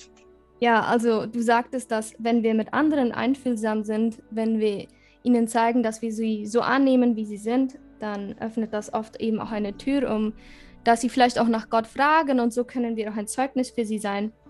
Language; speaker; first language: German; early bilingual, heritage; German